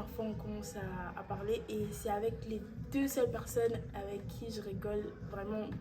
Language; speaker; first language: French; native; French